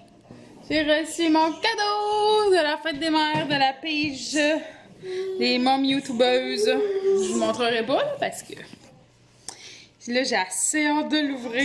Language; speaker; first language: French; native; French